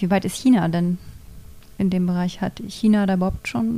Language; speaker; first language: German; native; German